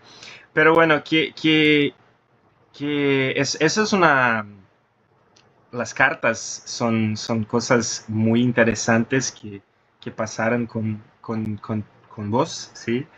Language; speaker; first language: Spanish; non-native, fluent; Portuguese